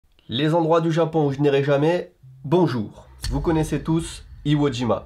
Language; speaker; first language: French; native; French